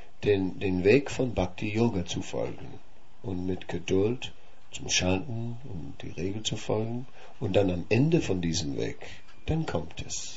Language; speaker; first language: German; non-native, fluent; Dutch